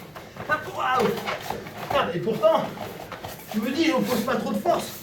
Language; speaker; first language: French; native; French